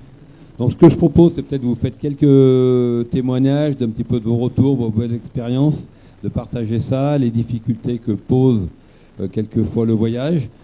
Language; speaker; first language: French; native; French